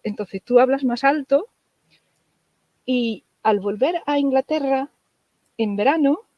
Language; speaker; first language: Spanish; non-native, fluent; English